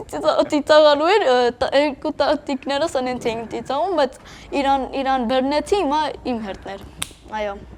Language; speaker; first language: Armenian; early bilingual, heritage; Armenian